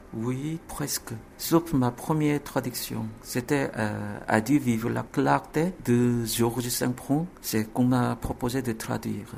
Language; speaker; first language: French; non-native, fluent; Korean